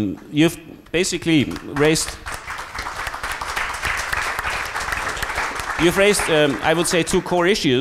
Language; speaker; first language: English; non-native, fluent; German